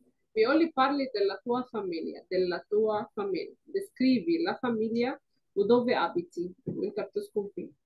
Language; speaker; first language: Italian; non-native, fluent; Arabic